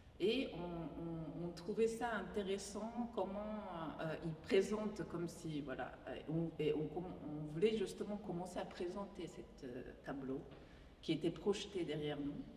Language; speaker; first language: French; non-native, fluent; Japanese